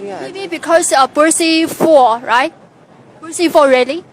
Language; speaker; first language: English; non-native, learner; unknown